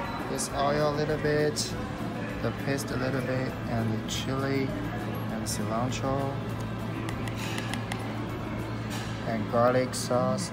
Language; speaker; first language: English; non-native, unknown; Chinese